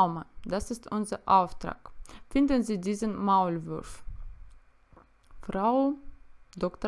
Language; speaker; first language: German; non-native, learner; Russian